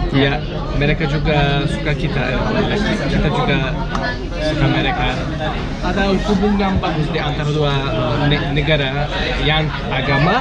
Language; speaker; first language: Indonesian; non-native, learner; Turkish